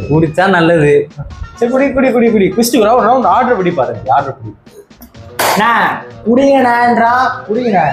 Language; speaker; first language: Tamil; native; Tamil